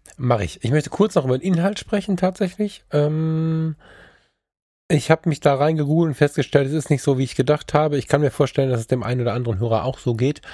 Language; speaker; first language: German; early bilingual, other home language; Turkish